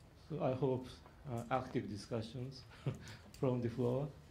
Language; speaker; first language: English; non-native, fluent; Japanese